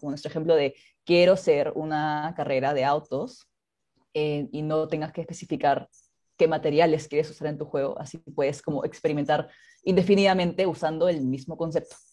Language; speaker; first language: Spanish; native; Spanish